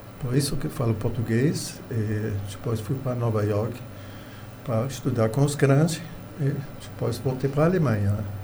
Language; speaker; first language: Portuguese; non-native, fluent; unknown